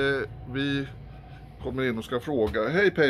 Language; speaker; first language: Swedish; native; Swedish